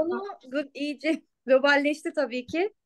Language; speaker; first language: Turkish; native; Turkish